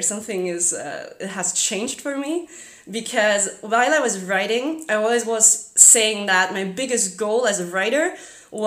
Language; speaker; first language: English; non-native, fluent; German